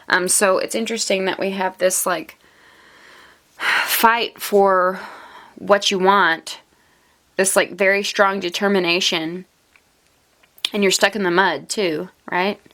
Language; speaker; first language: English; native; English